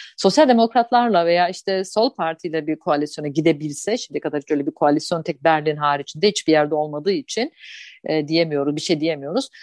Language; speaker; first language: Turkish; early bilingual, heritage; Turkish